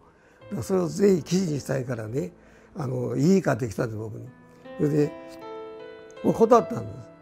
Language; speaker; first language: Japanese; native; Japanese